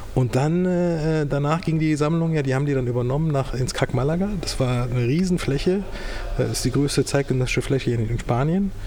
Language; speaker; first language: German; early bilingual, other home language; Turkish